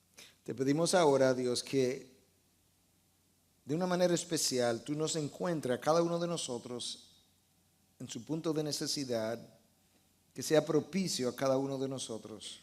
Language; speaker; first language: Spanish; native; Spanish